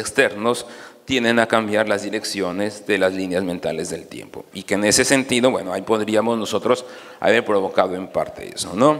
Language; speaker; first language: Spanish; native; Spanish